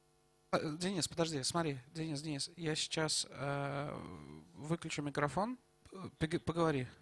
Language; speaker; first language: Russian; native; Russian